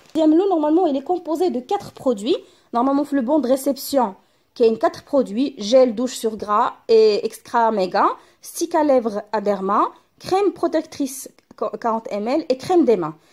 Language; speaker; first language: French; non-native, local second language; Arabic